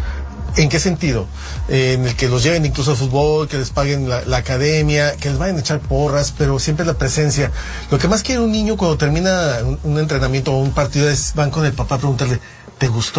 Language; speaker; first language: Spanish; native; Spanish